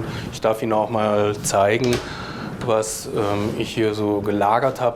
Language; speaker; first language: German; native; German